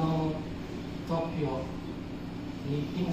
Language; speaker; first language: Japanese; non-native, learner; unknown